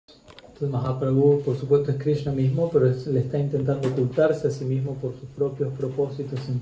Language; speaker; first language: Spanish; native; Spanish